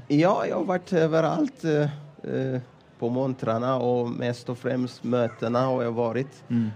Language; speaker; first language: Swedish; non-native, fluent; Amharic